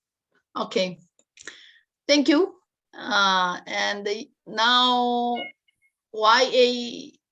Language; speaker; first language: English; non-native, learner; Korean